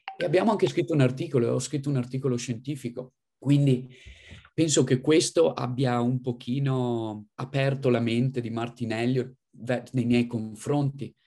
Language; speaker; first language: Italian; native; Italian